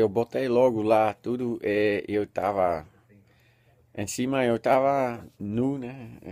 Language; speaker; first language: Portuguese; non-native, learner; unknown